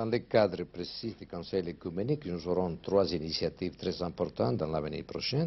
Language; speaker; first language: French; non-native, fluent; Spanish